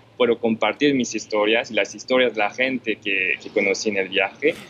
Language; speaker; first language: Spanish; non-native, fluent; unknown